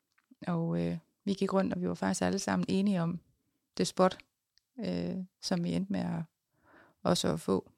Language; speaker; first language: Danish; native; Danish